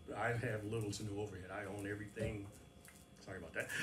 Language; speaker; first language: English; native; English